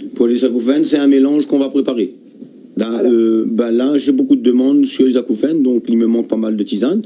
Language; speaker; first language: French; native; French